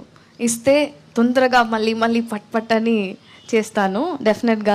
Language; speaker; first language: Telugu; non-native, fluent; Tamil